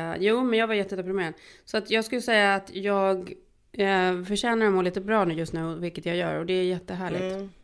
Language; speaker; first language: Swedish; native; Swedish